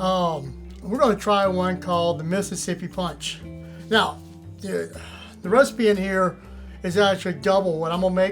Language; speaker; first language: English; native; English